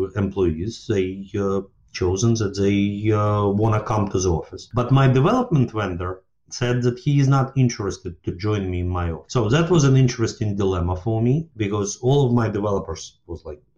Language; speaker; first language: English; non-native, fluent; Ukrainian